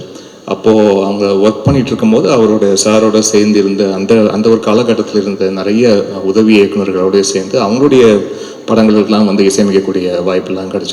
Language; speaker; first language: Tamil; native; Tamil